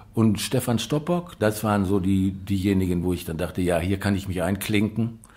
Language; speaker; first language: German; native; German